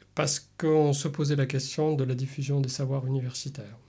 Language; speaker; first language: French; native; French